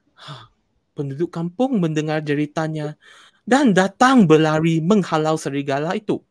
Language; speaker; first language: Malay; non-native, local second language; Chinese